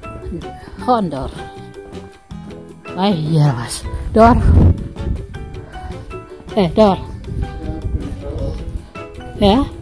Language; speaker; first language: Dutch; non-native, learner; Indonesian